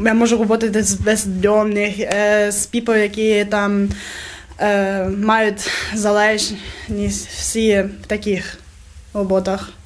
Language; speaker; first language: Ukrainian; non-native, local second language; German